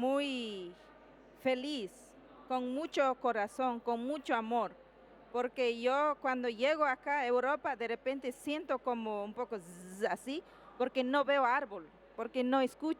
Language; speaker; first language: Spanish; non-native, local second language; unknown